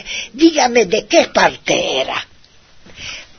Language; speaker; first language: Spanish; non-native, fluent; Hungarian